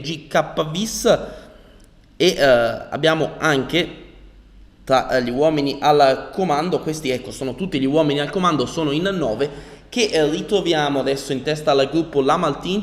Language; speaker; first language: Italian; native; Italian